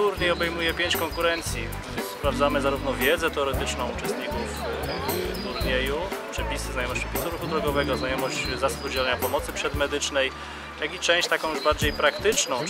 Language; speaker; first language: Polish; native; Polish